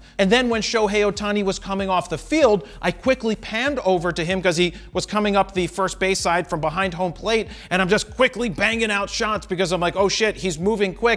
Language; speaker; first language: English; native; English